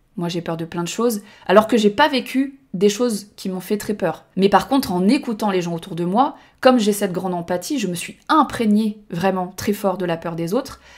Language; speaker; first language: French; native; French